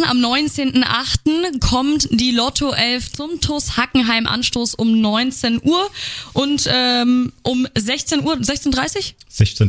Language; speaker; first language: German; native; German